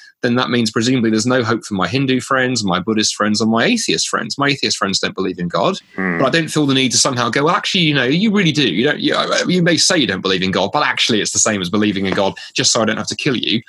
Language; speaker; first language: English; native; English